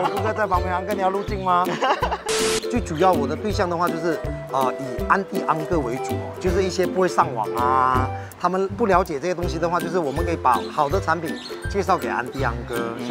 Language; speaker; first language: Chinese; native; Chinese